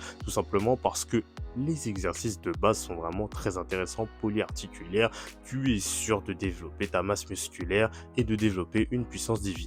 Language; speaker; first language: French; native; French